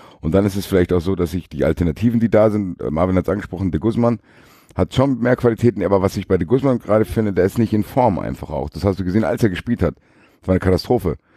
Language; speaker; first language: German; native; German